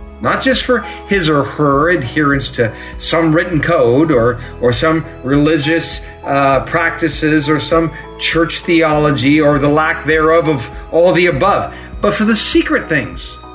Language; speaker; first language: English; native; English